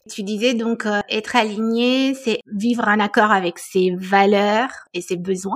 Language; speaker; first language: French; non-native, fluent; Romanian